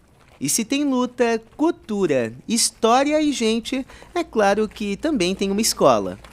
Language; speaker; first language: Portuguese; native; Portuguese